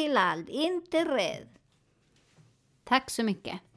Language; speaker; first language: Swedish; non-native, fluent; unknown